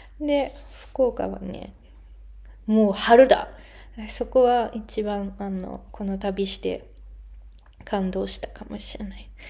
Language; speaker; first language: Japanese; non-native, fluent; German